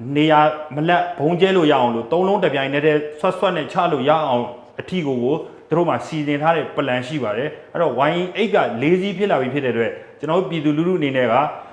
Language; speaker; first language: Burmese; native; Burmese